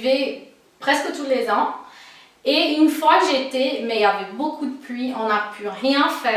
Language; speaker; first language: French; non-native, fluent; Portuguese